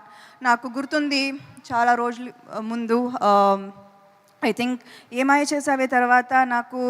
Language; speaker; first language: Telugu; non-native, fluent; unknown